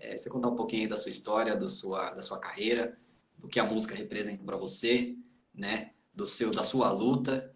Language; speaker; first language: Portuguese; native; Portuguese